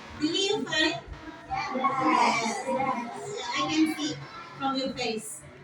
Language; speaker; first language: English; non-native, learner; Indonesian